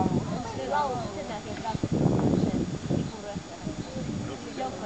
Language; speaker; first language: Finnish; early bilingual, other home language; Vietnamese